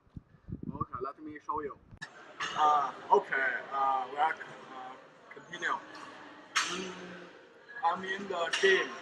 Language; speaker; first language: English; non-native, learner; Chinese